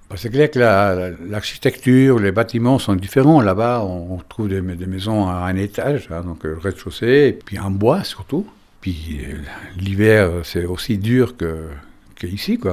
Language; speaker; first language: French; non-native, fluent; Spanish